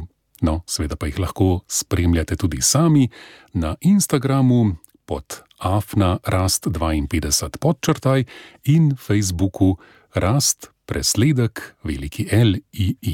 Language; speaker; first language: Slovenian; native; Slovenian